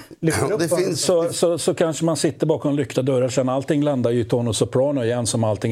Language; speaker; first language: Swedish; native; Swedish